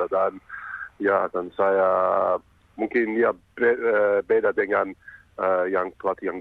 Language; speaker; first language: Indonesian; non-native, fluent; English